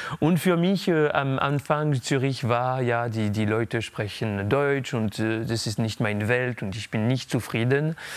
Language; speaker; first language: German; non-native, local second language; French